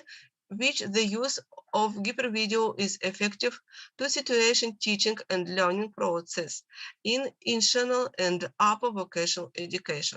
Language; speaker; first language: English; non-native, learner; Russian